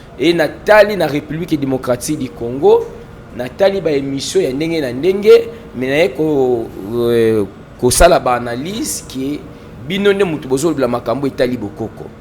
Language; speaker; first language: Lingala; non-native, local second language; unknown